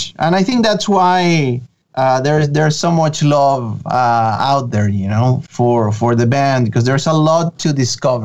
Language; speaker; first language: English; non-native, fluent; Spanish